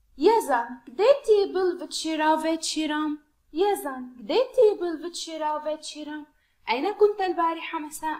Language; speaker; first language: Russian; non-native, fluent; Arabic